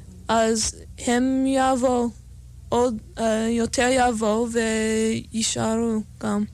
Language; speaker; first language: Hebrew; non-native, fluent; English